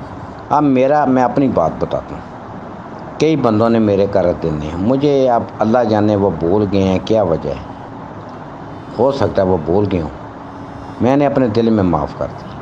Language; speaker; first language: Urdu; native; Urdu